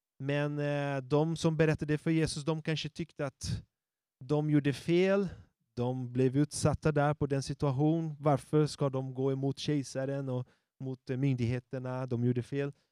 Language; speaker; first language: Swedish; non-native, fluent; Portuguese